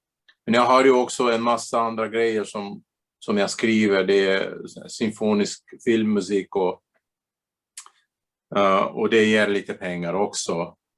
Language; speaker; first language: Swedish; non-native, fluent; Bulgarian